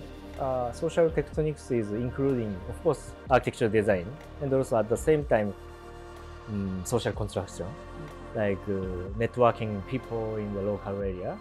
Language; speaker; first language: English; non-native, learner; Japanese